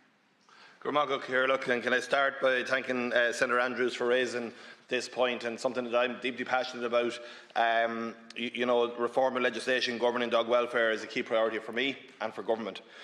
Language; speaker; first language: English; native; English